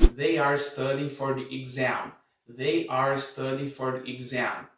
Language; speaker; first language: English; non-native, fluent; Portuguese